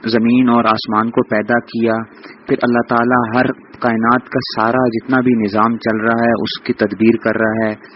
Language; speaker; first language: Urdu; native; Urdu